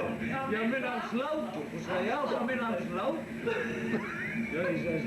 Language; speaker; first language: Icelandic; non-native, learner; Spanish